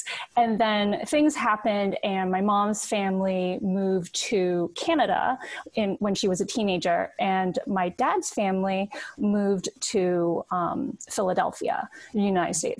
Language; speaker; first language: English; early bilingual, other home language; Cantonese